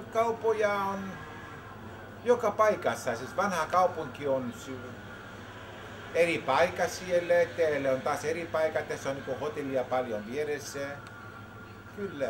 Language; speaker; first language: Finnish; non-native, learner; Greek